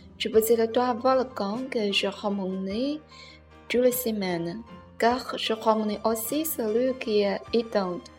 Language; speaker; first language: French; non-native, learner; Chinese